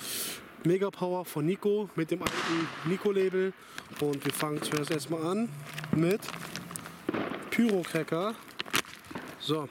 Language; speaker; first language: German; native; German